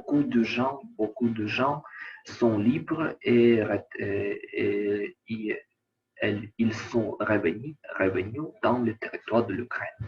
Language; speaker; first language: French; non-native, learner; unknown